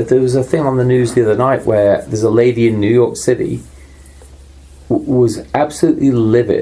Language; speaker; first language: English; native; English